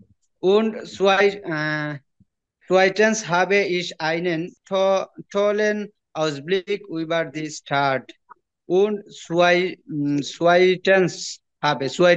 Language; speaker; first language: German; non-native, learner; Bangla